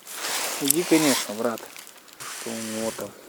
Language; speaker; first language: Russian; native; Russian